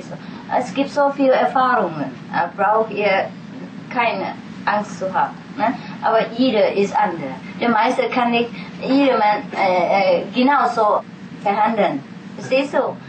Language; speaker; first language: German; non-native, fluent; Vietnamese